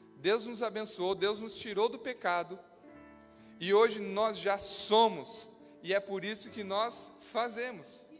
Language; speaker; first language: Portuguese; native; Portuguese